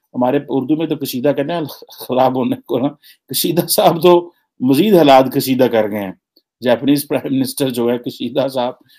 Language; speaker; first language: Urdu; native; Urdu